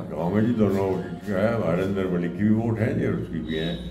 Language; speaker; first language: Hindi; native; Hindi